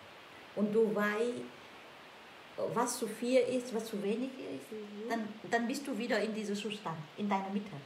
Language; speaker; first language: German; non-native, learner; Vietnamese